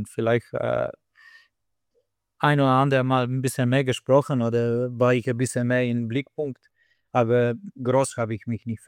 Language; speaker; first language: German; non-native, fluent; Slovenian